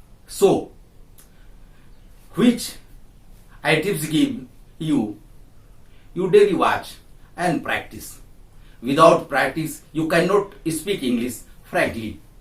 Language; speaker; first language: English; non-native, learner; Hindi